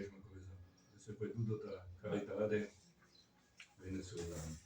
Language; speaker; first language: Portuguese; non-native, learner; German